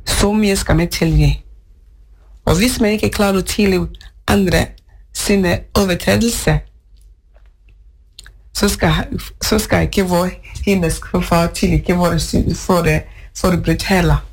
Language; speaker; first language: Norwegian; non-native, fluent; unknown